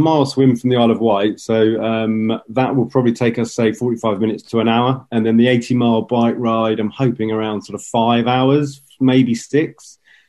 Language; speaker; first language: English; native; English